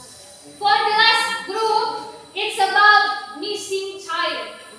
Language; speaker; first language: English; non-native, learner; Indonesian